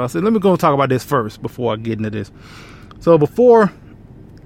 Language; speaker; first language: English; native; English